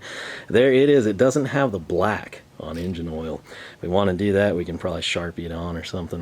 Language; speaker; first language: English; native; English